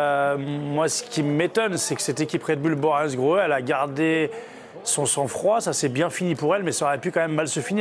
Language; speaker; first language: French; native; French